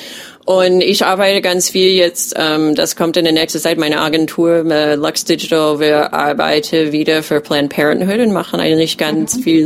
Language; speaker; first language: German; non-native, fluent; English